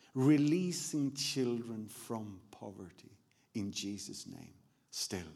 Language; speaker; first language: English; non-native, fluent; Swedish